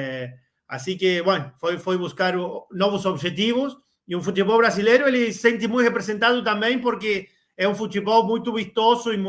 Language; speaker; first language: Portuguese; non-native, learner; Spanish